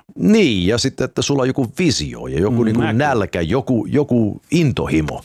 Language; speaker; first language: Finnish; early bilingual, heritage; Finnish